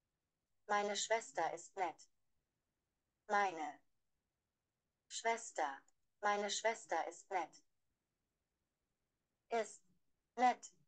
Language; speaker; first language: German; non-native, learner; Vietnamese